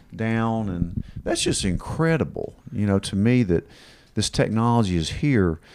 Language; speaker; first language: English; native; English